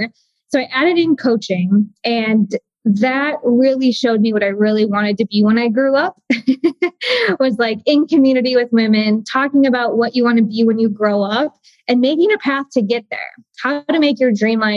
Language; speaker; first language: English; native; English